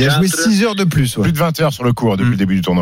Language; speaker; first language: French; native; French